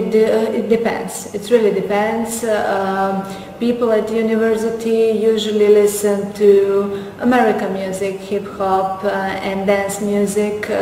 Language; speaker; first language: English; non-native, fluent; Serbian